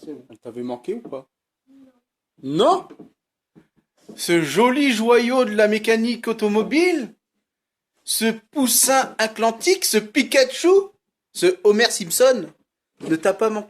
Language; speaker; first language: French; native; French